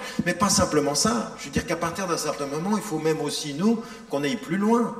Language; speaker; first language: French; native; French